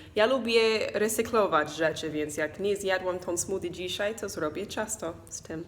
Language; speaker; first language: Polish; non-native, learner; English